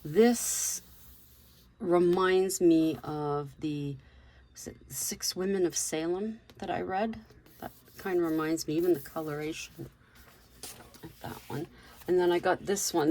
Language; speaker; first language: English; native; English